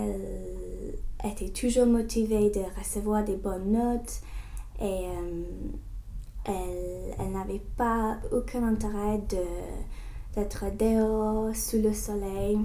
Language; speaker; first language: French; non-native, learner; English